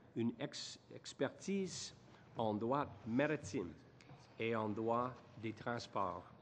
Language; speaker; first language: French; non-native, learner; English